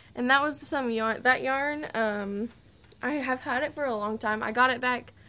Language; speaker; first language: English; native; English